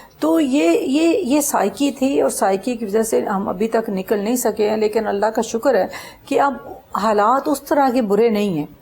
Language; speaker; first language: Urdu; non-native, local second language; Punjabi